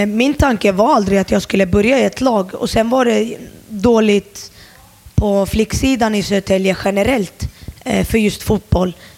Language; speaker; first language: Swedish; early bilingual, other home language; Turoyo